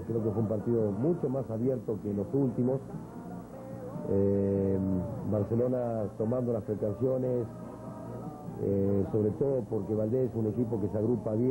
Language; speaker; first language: Spanish; native; Spanish